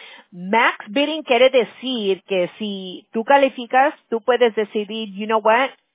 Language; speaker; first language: Spanish; early bilingual, heritage; Spanish